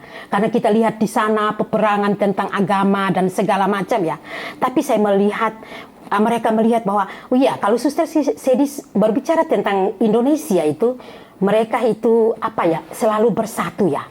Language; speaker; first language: Indonesian; non-native, fluent; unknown